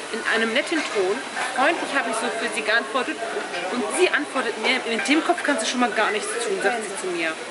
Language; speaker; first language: German; early bilingual, other home language; Turkish